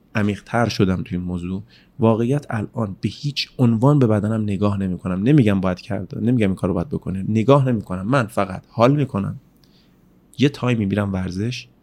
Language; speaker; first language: Persian; native; Persian